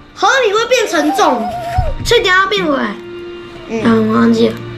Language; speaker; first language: Chinese; native; Chinese